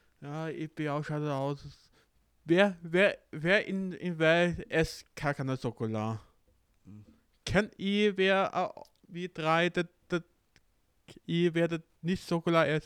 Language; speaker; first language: German; non-native, learner; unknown